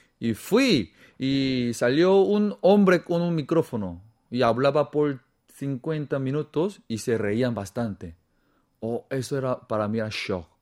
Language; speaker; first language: Spanish; non-native, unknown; Korean